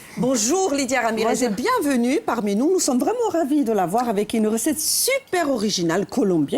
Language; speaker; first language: French; native; French